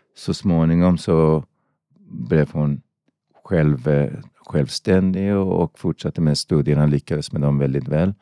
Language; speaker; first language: Swedish; non-native, fluent; Persian